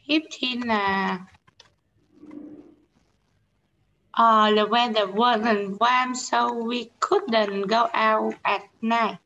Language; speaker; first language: English; non-native, learner; Vietnamese